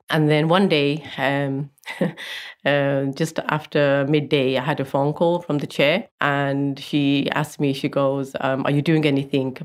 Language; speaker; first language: English; native; English